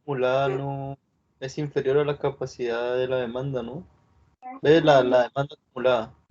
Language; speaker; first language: Spanish; native; Spanish